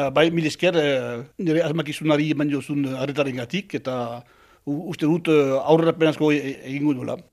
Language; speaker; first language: Basque; non-native, local second language; French